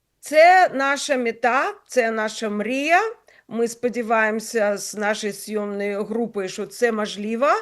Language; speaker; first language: Ukrainian; non-native, local second language; Russian